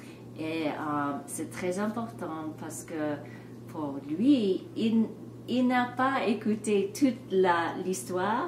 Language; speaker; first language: French; non-native, fluent; English